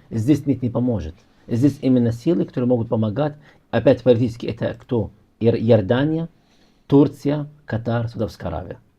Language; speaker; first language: Russian; non-native, fluent; Arabic